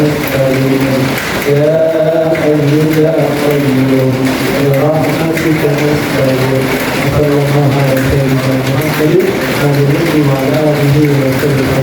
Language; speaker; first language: Arabic; non-native, fluent; Indonesian